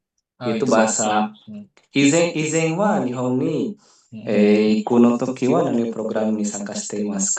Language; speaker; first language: Japanese; non-native, fluent; Indonesian